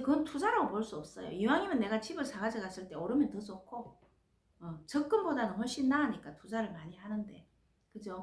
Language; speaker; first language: Korean; native; Korean